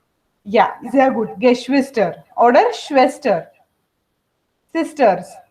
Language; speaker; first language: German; non-native, fluent; Hindi